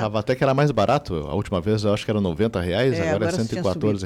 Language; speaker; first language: Portuguese; native; Portuguese